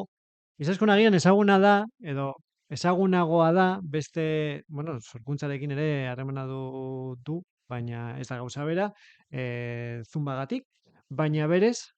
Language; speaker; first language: Basque; native; Basque